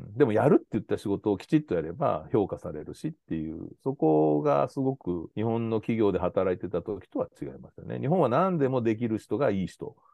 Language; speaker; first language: Japanese; native; Japanese